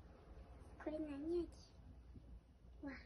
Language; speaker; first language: Japanese; early bilingual, other home language; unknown